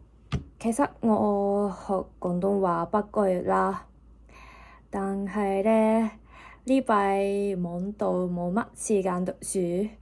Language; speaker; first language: Cantonese; non-native, learner; Japanese